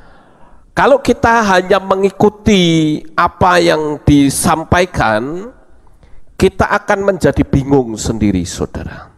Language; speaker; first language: Indonesian; native; Indonesian